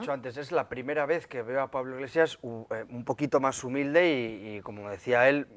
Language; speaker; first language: Spanish; native; Spanish